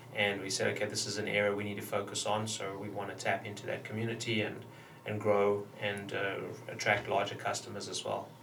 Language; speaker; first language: English; native; English